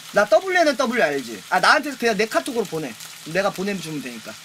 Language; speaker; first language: Korean; native; Korean